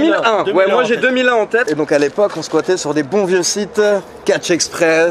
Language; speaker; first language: French; native; French